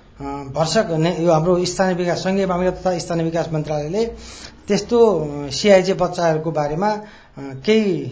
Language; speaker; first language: Nepali; native; Nepali